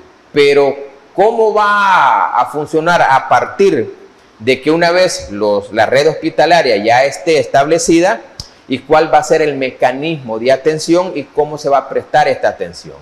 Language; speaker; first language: Spanish; native; Spanish